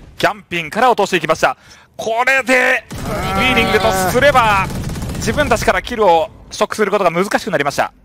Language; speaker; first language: Japanese; native; Japanese